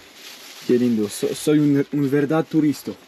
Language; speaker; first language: Spanish; non-native, learner; French